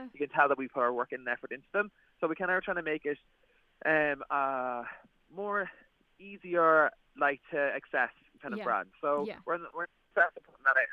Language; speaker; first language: English; native; English